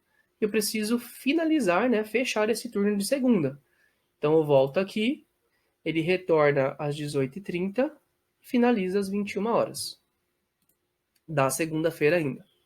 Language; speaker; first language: Portuguese; native; Portuguese